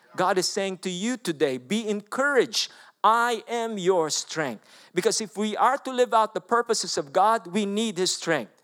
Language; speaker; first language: English; non-native, local second language; Filipino